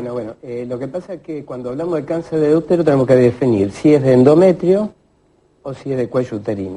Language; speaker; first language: Spanish; native; Spanish